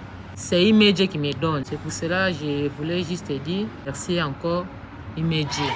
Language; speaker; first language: French; non-native, learner; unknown